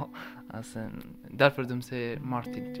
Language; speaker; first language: Swedish; non-native, learner; Persian